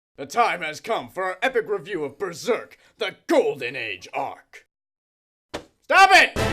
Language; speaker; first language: English; native; English